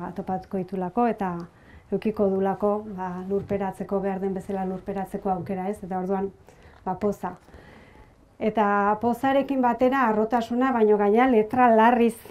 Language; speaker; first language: Basque; native; Basque